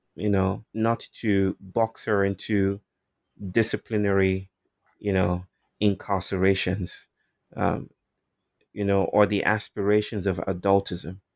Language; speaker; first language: English; non-native, local second language; Yoruba